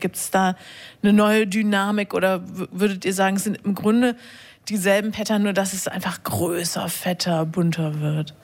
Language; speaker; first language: German; native; German